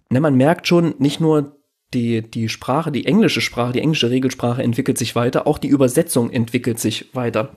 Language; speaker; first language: German; native; German